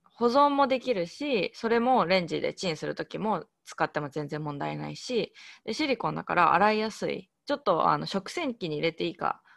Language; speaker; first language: Japanese; native; Japanese